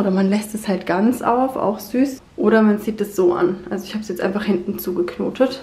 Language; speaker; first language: German; native; German